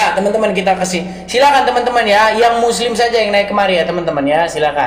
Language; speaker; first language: Indonesian; native; Indonesian